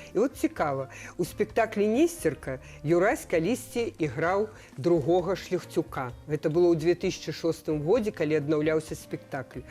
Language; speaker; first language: Belarusian; native; Belarusian